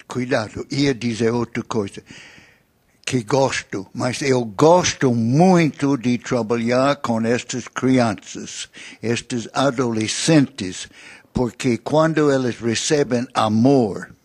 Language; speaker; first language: Portuguese; non-native, fluent; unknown